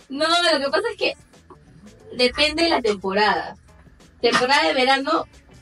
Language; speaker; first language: Spanish; native; Spanish